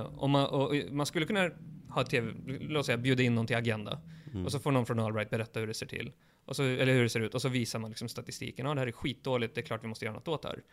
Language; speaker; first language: Swedish; early bilingual, other home language; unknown